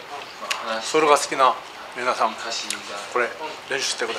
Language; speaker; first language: Japanese; non-native, fluent; Korean